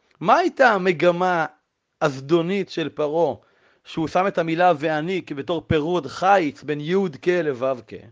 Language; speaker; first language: Hebrew; native; Hebrew